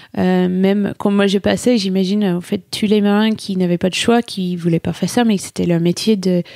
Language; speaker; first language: French; non-native, fluent; English